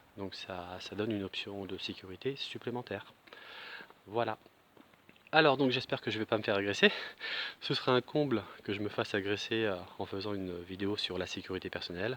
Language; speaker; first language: French; native; French